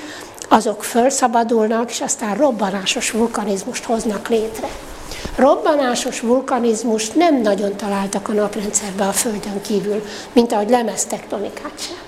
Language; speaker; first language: Hungarian; native; Hungarian